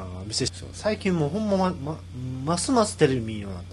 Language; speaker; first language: Japanese; native; Japanese